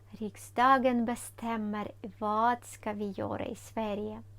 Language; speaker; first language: Swedish; non-native, fluent; Ukrainian